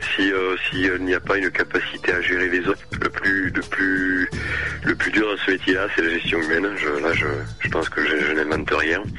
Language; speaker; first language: French; native; French